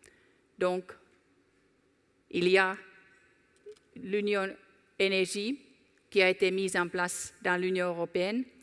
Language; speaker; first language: French; non-native, fluent; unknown